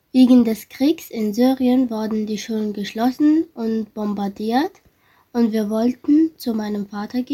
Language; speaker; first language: German; early bilingual, other home language; Arabic